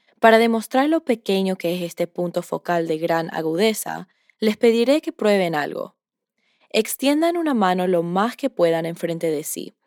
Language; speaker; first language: Spanish; early bilingual, heritage; Spanish